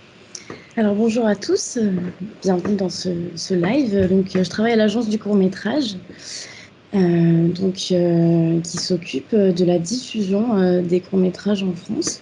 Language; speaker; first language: French; native; French